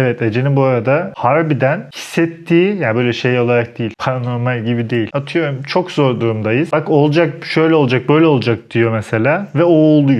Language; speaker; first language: Turkish; native; Turkish